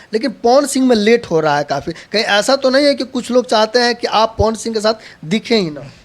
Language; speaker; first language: Hindi; native; Hindi